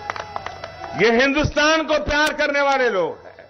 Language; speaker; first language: Hindi; non-native, local second language; Gujarati